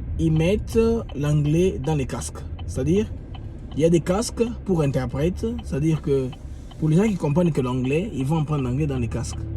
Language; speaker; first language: French; non-native, local second language; Lingala